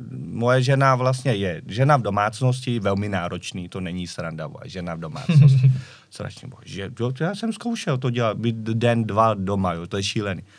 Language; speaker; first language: Czech; early bilingual, other home language; Vietnamese